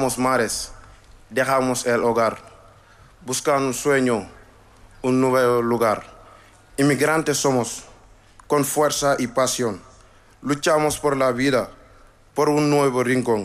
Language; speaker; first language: Spanish; non-native, learner; Wolof